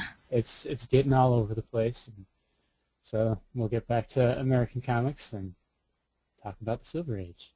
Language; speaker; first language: English; native; English